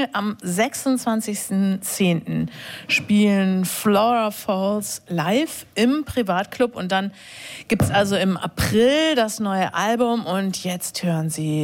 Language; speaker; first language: German; native; German